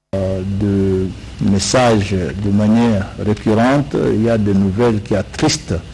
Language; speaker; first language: French; non-native, local second language; Luba-Lulua